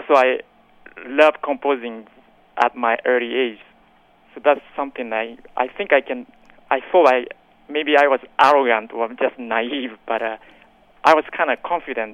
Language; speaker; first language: English; non-native, fluent; Japanese